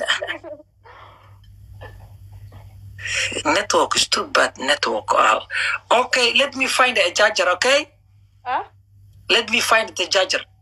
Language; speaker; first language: English; non-native, learner; Somali